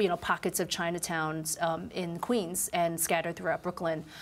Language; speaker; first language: English; native; English